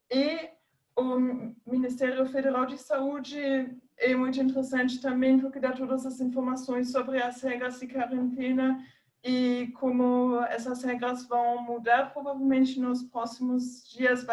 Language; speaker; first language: Portuguese; non-native, fluent; German